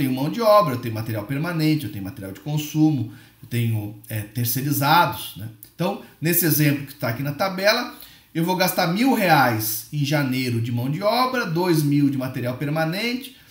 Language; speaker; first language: Portuguese; native; Portuguese